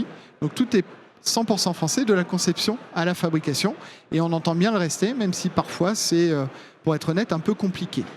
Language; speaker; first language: French; native; French